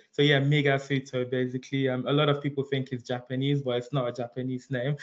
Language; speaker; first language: English; early bilingual, other home language; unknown